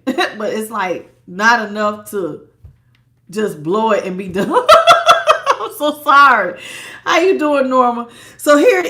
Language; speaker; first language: English; native; English